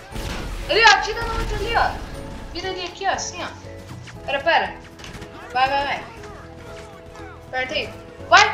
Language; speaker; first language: Portuguese; native; Portuguese